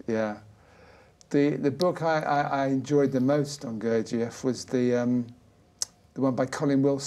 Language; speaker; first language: English; native; English